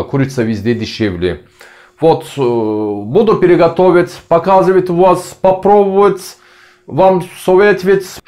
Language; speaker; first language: Russian; non-native, learner; Turkish